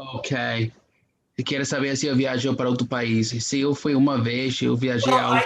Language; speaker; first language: Portuguese; non-native, fluent; English